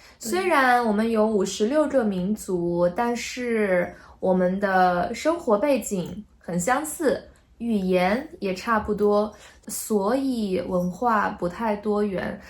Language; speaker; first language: Chinese; native; Chinese